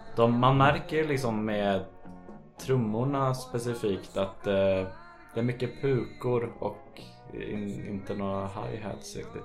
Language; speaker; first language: Swedish; native; Swedish